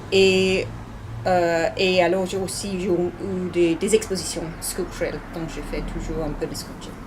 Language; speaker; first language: French; non-native, learner; English